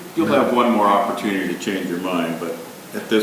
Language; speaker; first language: English; native; English